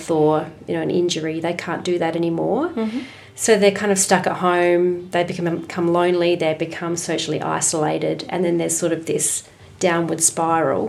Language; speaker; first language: English; native; English